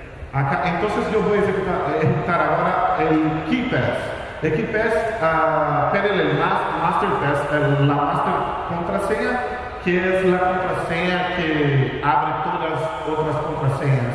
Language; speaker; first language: Spanish; non-native, fluent; Portuguese